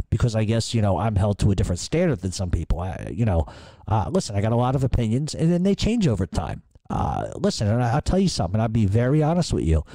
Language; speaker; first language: English; native; English